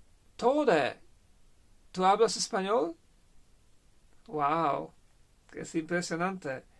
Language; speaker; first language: Spanish; non-native, learner; Polish